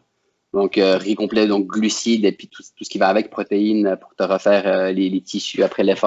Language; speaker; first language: French; native; French